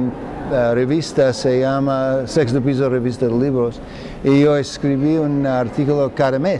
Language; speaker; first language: Spanish; non-native, fluent; English